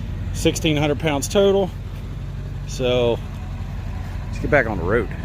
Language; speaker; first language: English; native; English